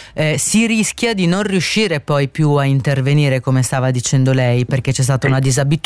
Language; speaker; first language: Italian; native; Italian